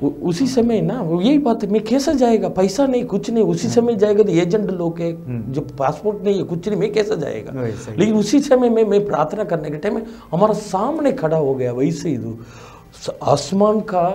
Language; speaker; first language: Hindi; non-native, local second language; Tamil